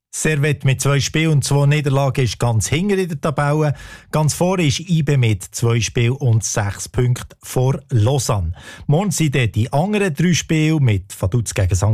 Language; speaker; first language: German; native; German